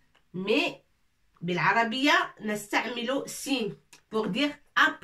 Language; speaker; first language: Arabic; non-native, fluent; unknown